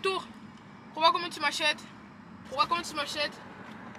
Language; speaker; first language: French; native; French